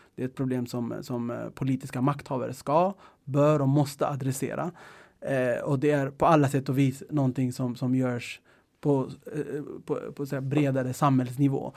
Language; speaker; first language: Swedish; early bilingual, other home language; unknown